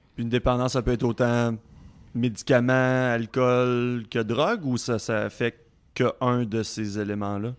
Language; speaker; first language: French; native; French